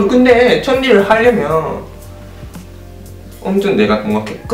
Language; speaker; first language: Korean; non-native, fluent; Japanese